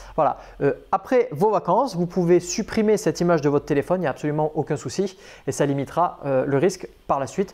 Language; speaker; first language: French; native; French